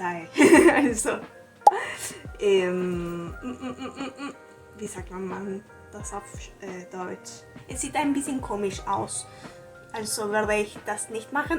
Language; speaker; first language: German; non-native, learner; Spanish